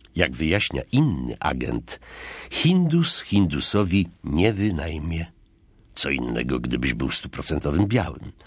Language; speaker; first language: Polish; native; Polish